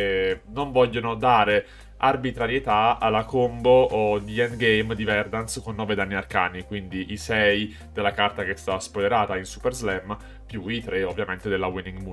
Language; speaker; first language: Italian; native; Italian